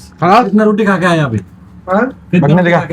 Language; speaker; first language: Hindi; non-native, learner; Bangla